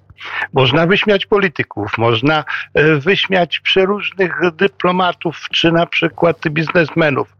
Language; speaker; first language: Polish; native; Polish